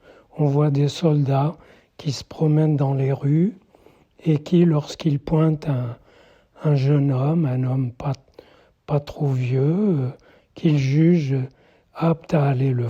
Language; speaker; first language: French; native; French